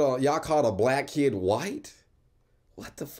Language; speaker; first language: English; native; English